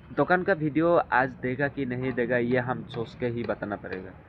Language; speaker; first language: Hindi; non-native, local second language; Assamese